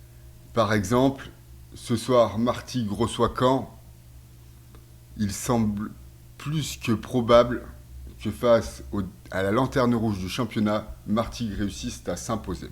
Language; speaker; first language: French; native; French